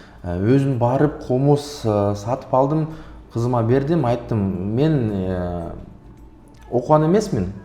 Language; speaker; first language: Kyrgyz; non-native, local second language; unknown